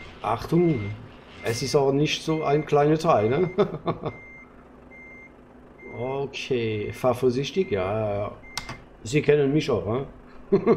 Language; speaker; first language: German; non-native, learner; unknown